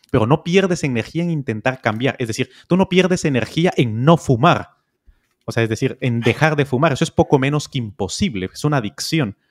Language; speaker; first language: Spanish; native; Spanish